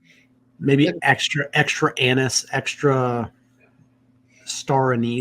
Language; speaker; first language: English; native; English